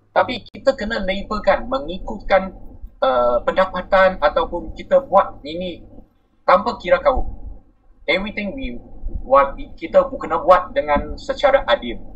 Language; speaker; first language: Malay; non-native, local second language; Chinese